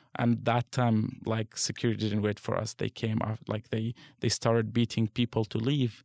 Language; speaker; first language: English; non-native, fluent; Arabic